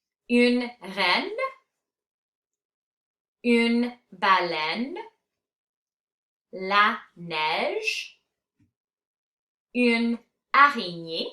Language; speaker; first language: French; non-native, fluent; English